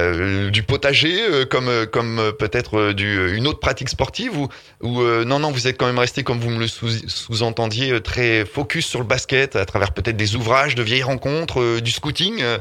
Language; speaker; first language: French; native; French